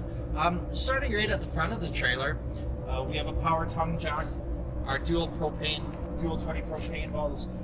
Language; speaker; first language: English; native; English